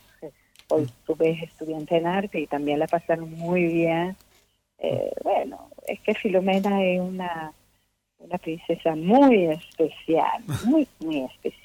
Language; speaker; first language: Spanish; non-native, fluent; French